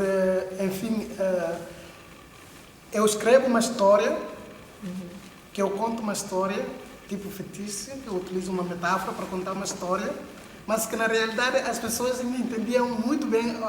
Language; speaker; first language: Portuguese; non-native, local second language; Upper Guinea Crioulo